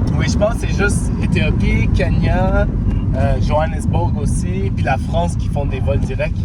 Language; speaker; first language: French; non-native, local second language; English